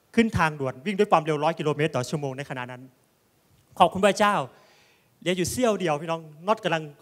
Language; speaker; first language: Thai; native; Thai